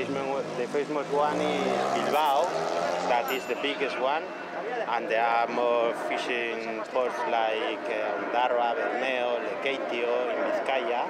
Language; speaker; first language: English; non-native, learner; Spanish